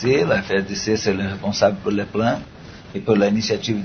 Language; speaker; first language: French; non-native, learner; Portuguese